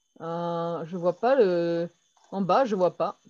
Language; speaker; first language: French; non-native, fluent; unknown